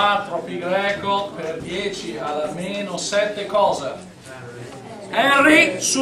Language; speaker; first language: Italian; native; Italian